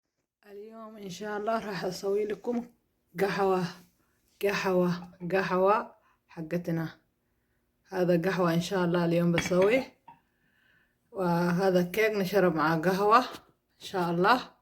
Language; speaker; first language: Arabic; non-native, learner; Somali